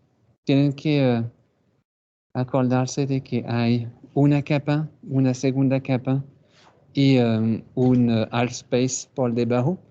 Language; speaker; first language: Spanish; non-native, fluent; French